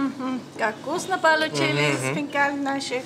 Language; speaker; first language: Russian; non-native, fluent; Georgian